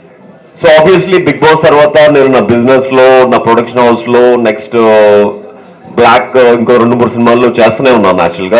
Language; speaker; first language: Telugu; native; Telugu